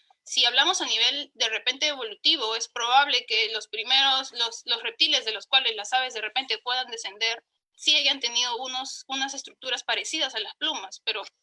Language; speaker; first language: Spanish; native; Spanish